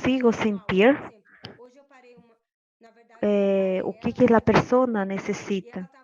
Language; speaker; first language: Spanish; non-native, learner; Portuguese